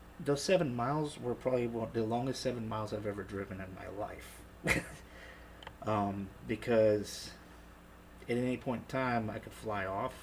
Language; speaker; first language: English; native; English